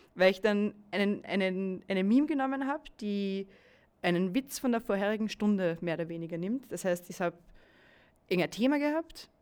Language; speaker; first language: German; native; German